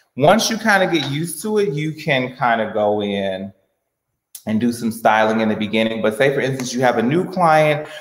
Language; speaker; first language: English; native; English